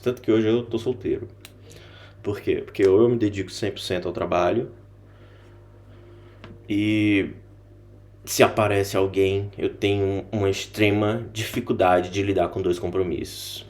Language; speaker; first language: Portuguese; native; Portuguese